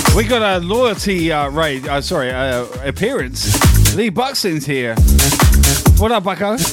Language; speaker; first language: English; native; English